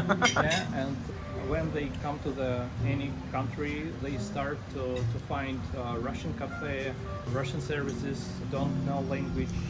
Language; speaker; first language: English; non-native, learner; Russian